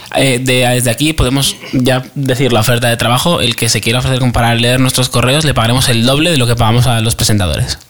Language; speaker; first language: Spanish; native; Spanish